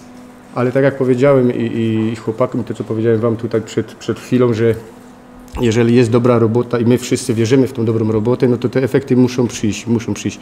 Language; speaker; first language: Polish; native; Polish